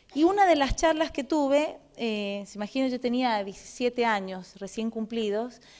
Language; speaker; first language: Spanish; non-native, fluent; Portuguese